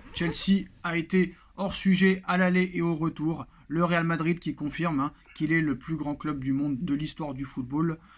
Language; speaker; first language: French; native; French